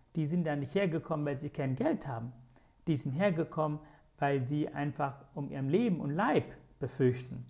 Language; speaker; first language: German; non-native, fluent; Tamil